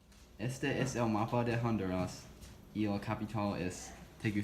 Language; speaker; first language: Spanish; non-native, learner; English